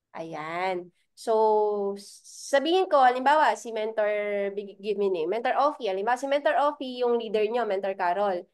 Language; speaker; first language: Filipino; native; Filipino